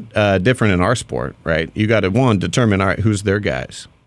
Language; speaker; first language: English; native; English